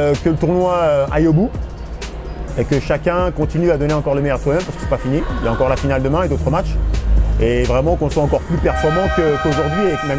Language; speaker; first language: French; native; French